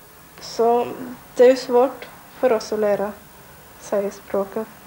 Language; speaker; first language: Swedish; non-native, learner; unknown